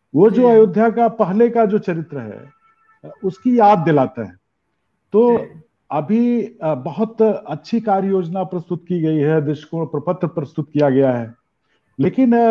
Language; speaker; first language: Hindi; native; Hindi